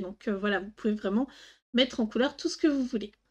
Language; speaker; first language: French; native; French